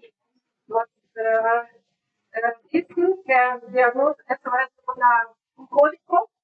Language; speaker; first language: Spanish; non-native, learner; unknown